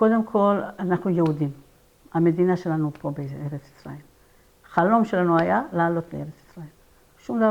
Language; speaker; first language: Hebrew; non-native, fluent; Persian